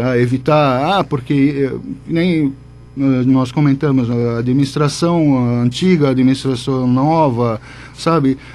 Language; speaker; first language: Portuguese; native; Portuguese